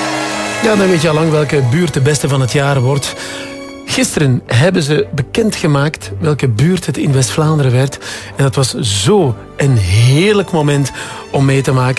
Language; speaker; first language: Dutch; native; Dutch